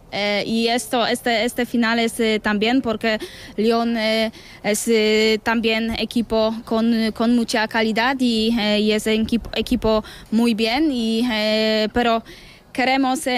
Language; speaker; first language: Spanish; non-native, learner; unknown